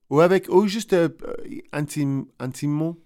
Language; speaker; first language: French; non-native, learner; English